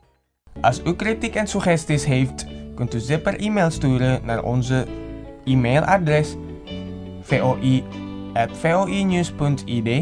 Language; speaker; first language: Dutch; non-native, fluent; Indonesian